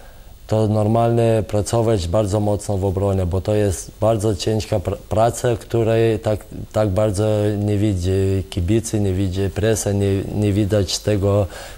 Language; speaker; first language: Polish; non-native, fluent; Lithuanian